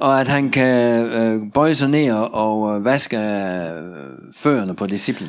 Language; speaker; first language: Danish; non-native, learner; Russian